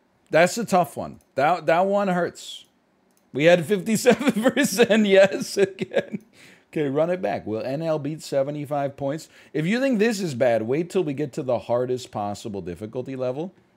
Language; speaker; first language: English; native; English